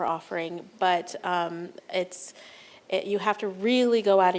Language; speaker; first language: English; native; English